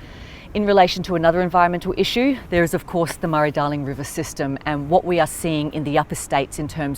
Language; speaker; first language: English; native; English